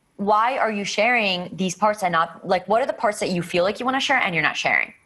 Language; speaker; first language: English; native; English